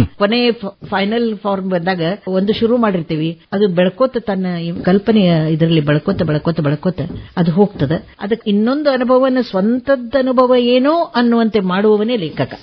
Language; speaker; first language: Kannada; native; Kannada